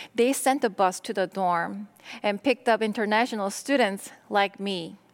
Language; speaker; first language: English; non-native, fluent; Korean